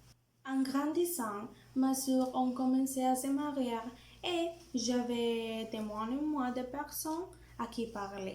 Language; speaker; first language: French; non-native, learner; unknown